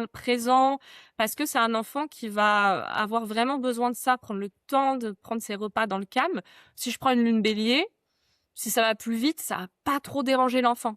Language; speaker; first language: French; native; French